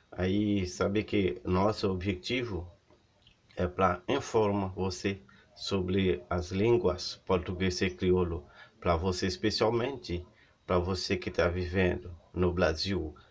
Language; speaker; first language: Portuguese; non-native, learner; Haitian Creole